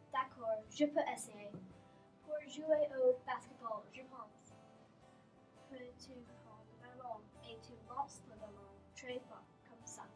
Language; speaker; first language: French; non-native, learner; English